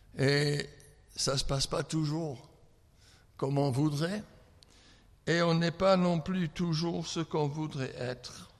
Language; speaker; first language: French; non-native, fluent; English